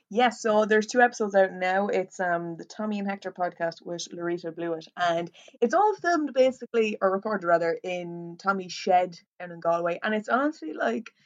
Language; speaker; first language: English; native; English